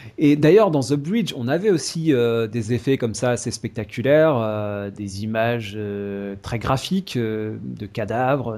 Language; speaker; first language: French; native; French